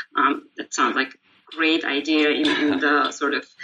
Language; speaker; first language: English; non-native, fluent; Russian